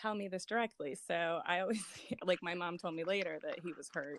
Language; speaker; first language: English; native; English